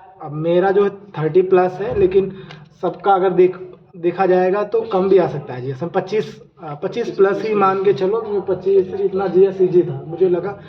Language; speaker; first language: Hindi; native; Hindi